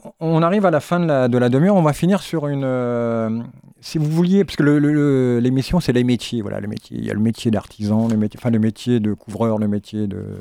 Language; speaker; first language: French; native; French